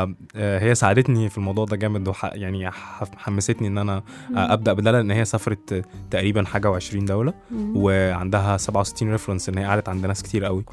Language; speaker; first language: Arabic; native; Arabic